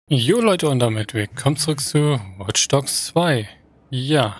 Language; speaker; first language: German; native; German